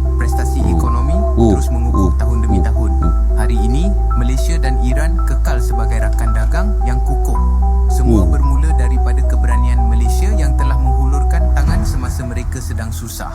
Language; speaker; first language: Malay; native; Malay